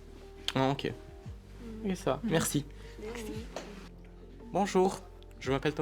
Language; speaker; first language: French; non-native, learner; Italian